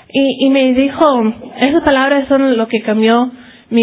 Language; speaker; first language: Spanish; early bilingual, heritage; Spanish